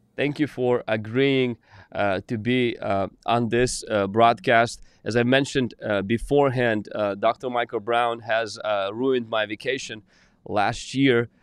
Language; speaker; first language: English; non-native, fluent; Ukrainian